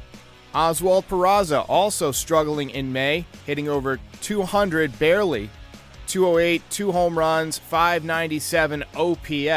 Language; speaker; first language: English; native; English